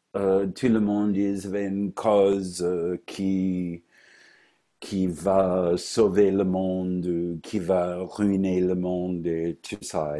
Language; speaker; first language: French; non-native, fluent; English